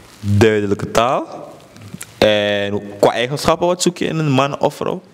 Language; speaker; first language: Dutch; native; Dutch